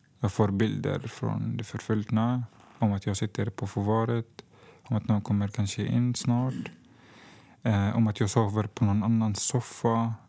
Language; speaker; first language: Swedish; non-native, fluent; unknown